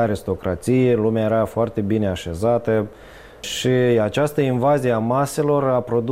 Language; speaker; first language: Romanian; native; Romanian